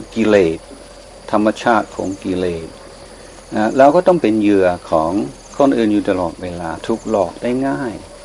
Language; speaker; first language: Thai; non-native, fluent; English